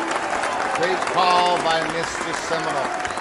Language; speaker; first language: English; native; English